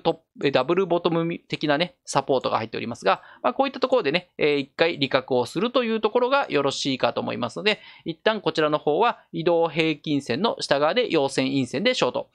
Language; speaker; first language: Japanese; native; Japanese